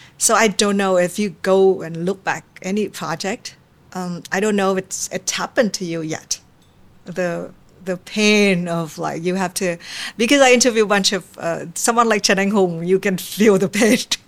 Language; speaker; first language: English; non-native, fluent; Vietnamese